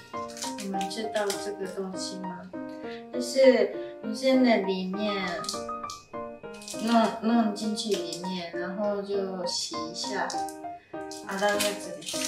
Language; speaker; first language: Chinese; non-native, learner; Japanese